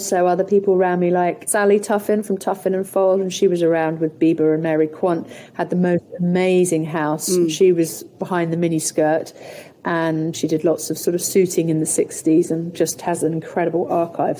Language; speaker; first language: English; native; English